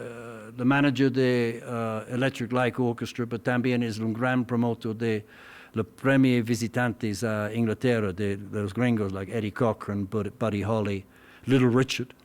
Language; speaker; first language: Spanish; non-native, learner; English